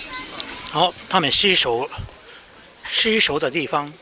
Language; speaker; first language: Chinese; non-native, learner; Japanese